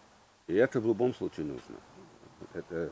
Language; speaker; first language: Russian; early bilingual, heritage; English